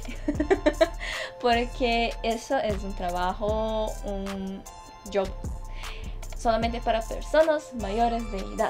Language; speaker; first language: Spanish; non-native, fluent; Portuguese